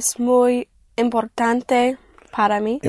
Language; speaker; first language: Spanish; non-native, learner; English